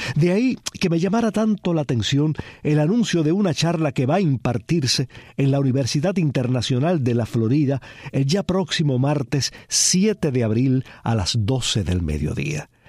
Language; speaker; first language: Spanish; early bilingual, heritage; Spanish